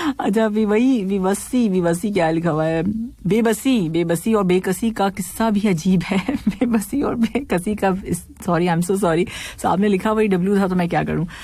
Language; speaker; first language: Urdu; native; Urdu